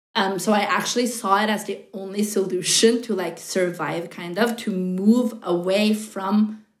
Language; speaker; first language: English; non-native, fluent; Norwegian